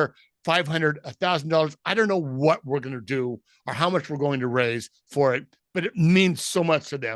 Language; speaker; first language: English; native; English